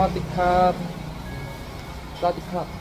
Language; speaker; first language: Korean; native; Korean